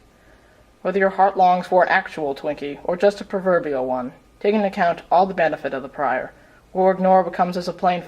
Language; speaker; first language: English; native; English